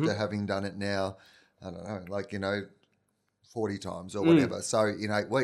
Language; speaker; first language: English; native; English